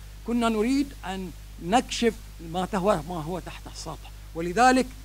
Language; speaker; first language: Arabic; native; Arabic